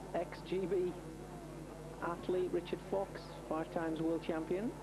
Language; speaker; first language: English; native; English